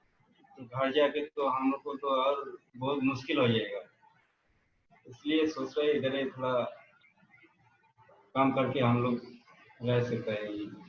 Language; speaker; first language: Hindi; non-native, local second language; Bangla